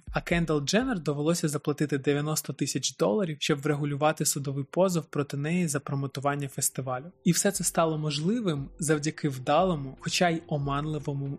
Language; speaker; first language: Ukrainian; native; Ukrainian